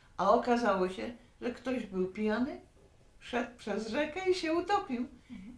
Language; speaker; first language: Polish; native; Polish